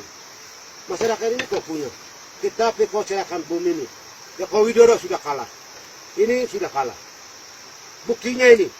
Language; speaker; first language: Indonesian; non-native, local second language; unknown